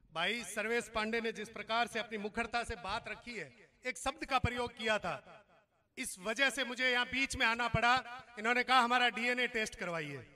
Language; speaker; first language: Hindi; non-native, local second language; Marwari